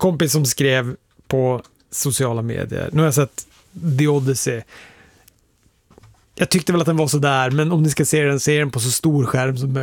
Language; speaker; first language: Swedish; native; Swedish